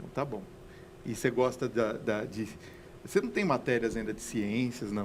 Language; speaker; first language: Portuguese; native; Portuguese